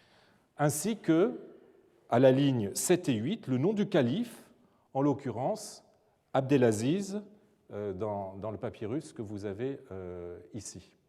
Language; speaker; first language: French; native; French